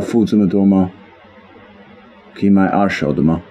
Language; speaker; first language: Chinese; non-native, learner; English